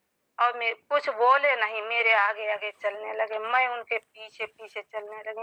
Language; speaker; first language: Hindi; native; Hindi